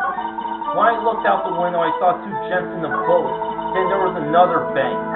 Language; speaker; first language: English; native; English